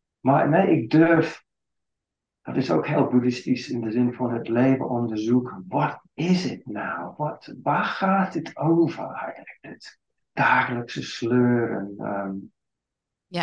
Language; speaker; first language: Dutch; non-native, fluent; English